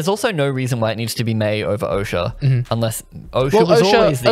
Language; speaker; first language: English; native; English